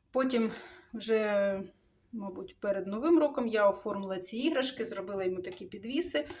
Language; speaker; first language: Ukrainian; non-native, local second language; Russian